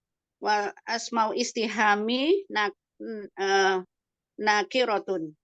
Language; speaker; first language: Arabic; non-native, learner; Indonesian